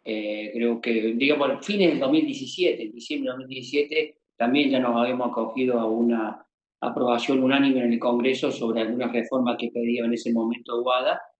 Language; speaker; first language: Spanish; native; Spanish